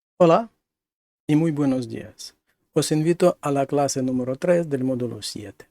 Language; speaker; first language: Spanish; non-native, fluent; Ukrainian